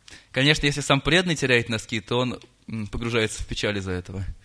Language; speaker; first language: Russian; native; Russian